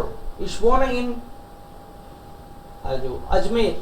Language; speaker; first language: German; non-native, learner; Hindi